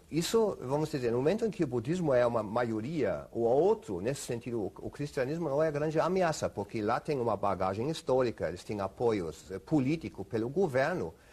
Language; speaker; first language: Portuguese; non-native, fluent; German